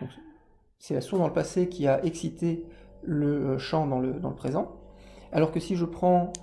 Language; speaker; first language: French; native; French